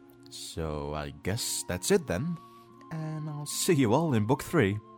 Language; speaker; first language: English; non-native, fluent; Dutch